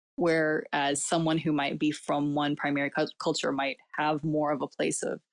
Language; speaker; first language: English; early bilingual, other home language; Cantonese